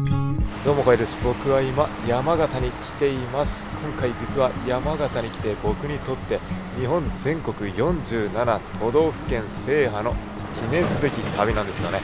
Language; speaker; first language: Japanese; native; Japanese